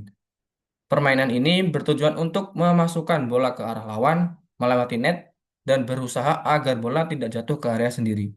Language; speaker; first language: Indonesian; native; Indonesian